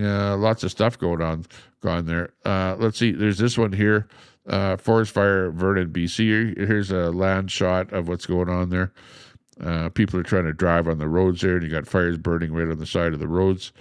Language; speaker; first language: English; native; English